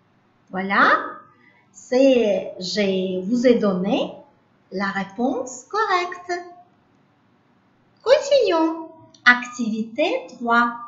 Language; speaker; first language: French; non-native, learner; Uzbek